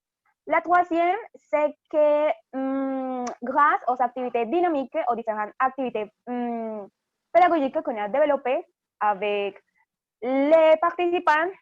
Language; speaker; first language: French; non-native, fluent; Spanish